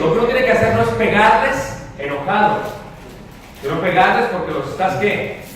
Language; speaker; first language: Spanish; early bilingual, heritage; Spanish